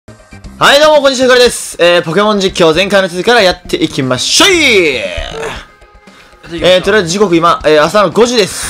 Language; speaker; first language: Japanese; native; Japanese